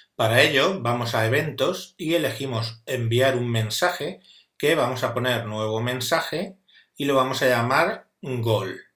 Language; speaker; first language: Spanish; native; Spanish